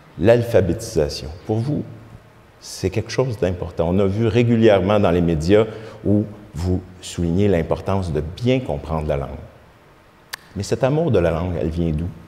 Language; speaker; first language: French; native; French